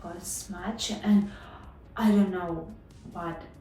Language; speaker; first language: English; non-native, learner; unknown